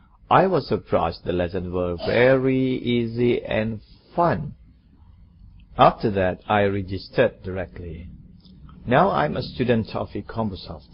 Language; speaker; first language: English; non-native, fluent; Indonesian